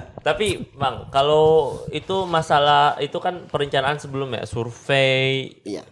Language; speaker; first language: Indonesian; native; Indonesian